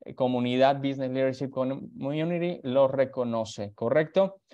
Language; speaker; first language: Spanish; native; Spanish